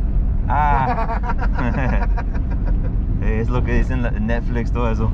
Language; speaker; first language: Spanish; non-native, fluent; English